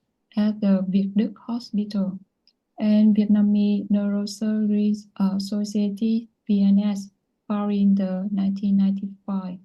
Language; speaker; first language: English; non-native, learner; Vietnamese